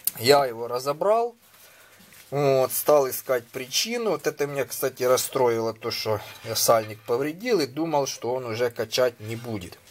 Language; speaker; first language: Russian; non-native, local second language; Ukrainian